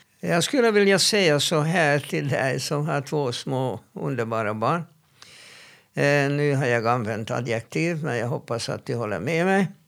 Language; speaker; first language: Swedish; non-native, fluent; Hebrew